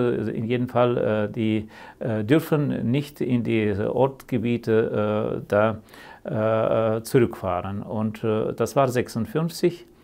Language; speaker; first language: German; early bilingual, heritage; German